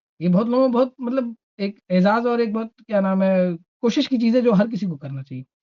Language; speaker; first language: Urdu; native; Urdu